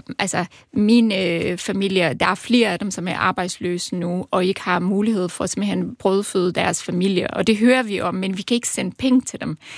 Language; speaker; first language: Danish; early bilingual, other home language; Persian